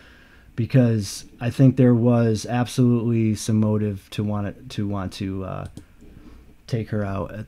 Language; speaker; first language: English; native; English